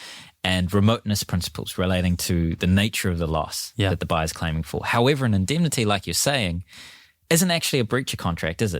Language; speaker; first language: English; native; English